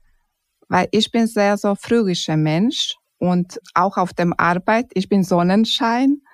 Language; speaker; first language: German; non-native, fluent; Croatian